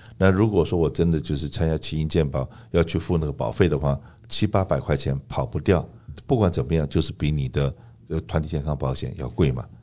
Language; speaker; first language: Chinese; native; Chinese